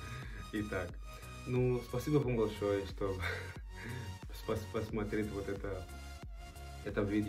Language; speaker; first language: Russian; non-native, learner; Portuguese